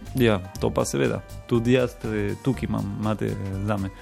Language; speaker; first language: Slovenian; non-native, learner; Spanish